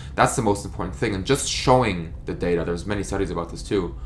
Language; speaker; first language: English; non-native, fluent; German